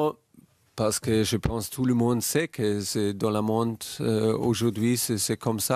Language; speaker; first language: French; non-native, fluent; German